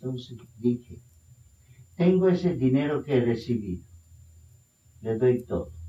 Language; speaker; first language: Spanish; non-native, fluent; Bangla